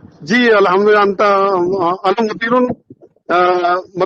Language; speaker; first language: Arabic; non-native, learner; Urdu